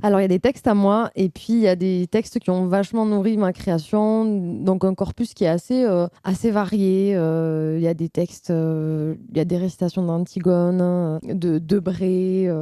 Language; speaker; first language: French; native; French